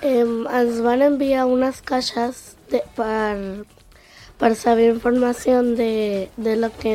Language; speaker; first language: Catalan; non-native, learner; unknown